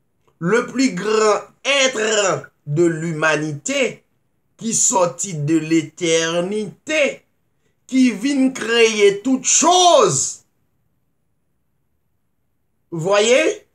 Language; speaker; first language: French; non-native, local second language; Haitian Creole